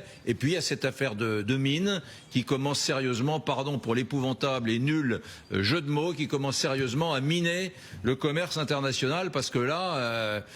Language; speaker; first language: French; native; French